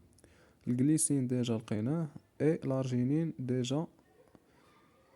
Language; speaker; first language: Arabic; native; Arabic